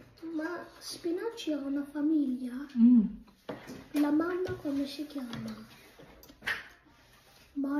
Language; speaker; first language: Italian; early bilingual, other home language; Filipino